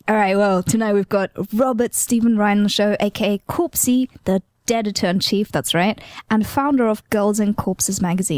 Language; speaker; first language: English; native; English